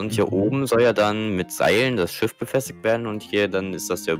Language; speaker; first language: German; native; German